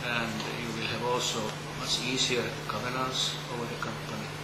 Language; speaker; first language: English; non-native, learner; Polish